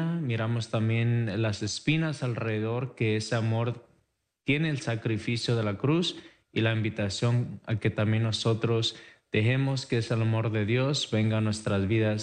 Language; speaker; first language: Spanish; native; Spanish